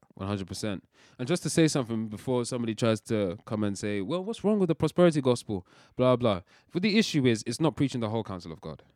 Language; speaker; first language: English; early bilingual, other home language; Yoruba